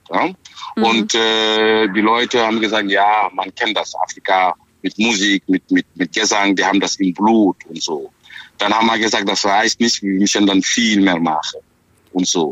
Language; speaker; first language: German; non-native, fluent; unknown